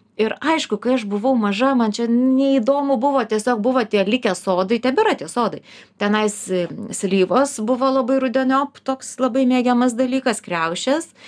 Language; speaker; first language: Lithuanian; native; Lithuanian